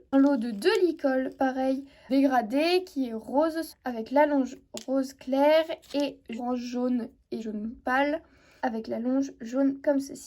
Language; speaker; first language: French; native; French